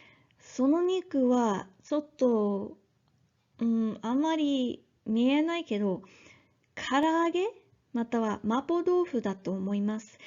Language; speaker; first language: Japanese; non-native, learner; English